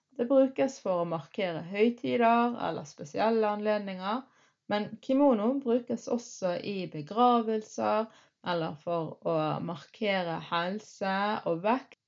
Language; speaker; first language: Norwegian; early bilingual, other home language; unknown